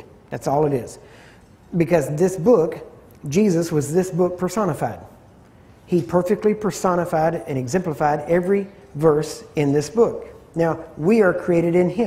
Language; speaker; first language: English; native; English